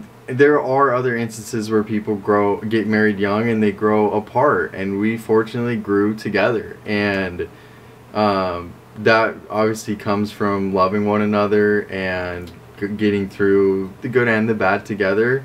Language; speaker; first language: English; native; English